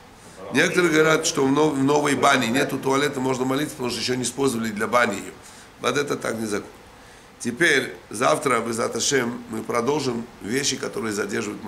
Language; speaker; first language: Russian; native; Russian